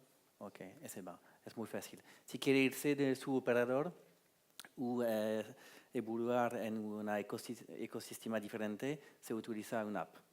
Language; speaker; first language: Spanish; non-native, fluent; French